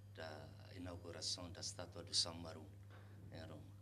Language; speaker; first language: Portuguese; non-native, fluent; Arabic